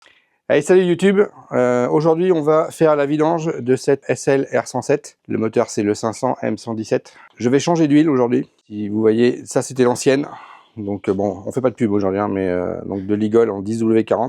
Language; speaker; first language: French; native; French